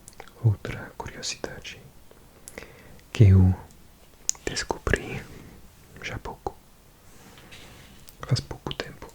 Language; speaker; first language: Portuguese; non-native, learner; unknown